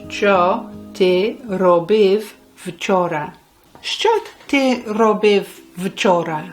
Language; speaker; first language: Ukrainian; non-native, learner; English